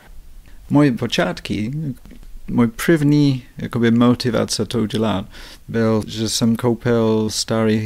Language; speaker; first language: Czech; non-native, fluent; English